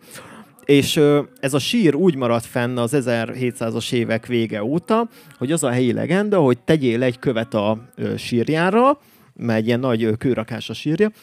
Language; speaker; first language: Hungarian; native; Hungarian